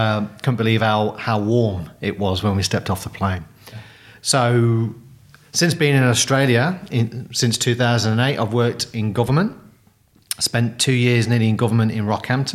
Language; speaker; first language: English; native; English